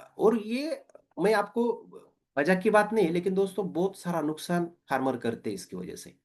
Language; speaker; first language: Hindi; non-native, local second language; Marathi